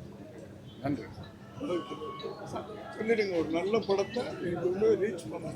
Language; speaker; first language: Tamil; native; Tamil